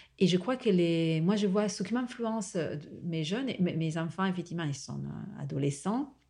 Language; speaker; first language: French; non-native, fluent; Italian